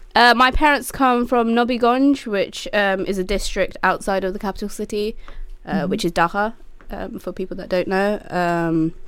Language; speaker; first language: English; native; English